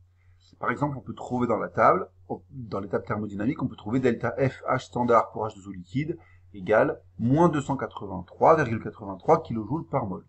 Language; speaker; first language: French; native; French